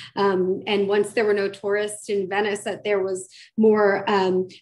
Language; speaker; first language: English; native; English